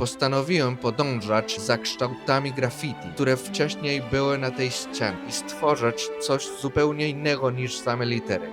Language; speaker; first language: Polish; non-native, learner; Spanish